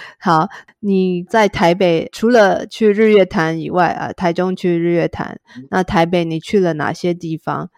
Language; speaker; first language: Chinese; native; Chinese